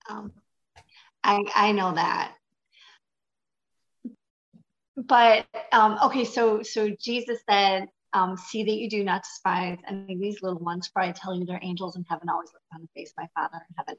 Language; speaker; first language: English; native; English